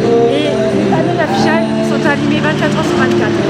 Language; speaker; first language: French; native; French